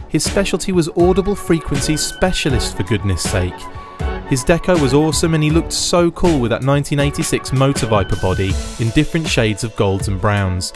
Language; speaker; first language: English; native; English